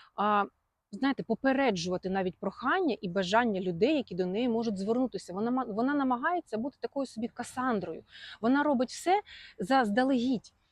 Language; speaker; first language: Ukrainian; non-native, local second language; Russian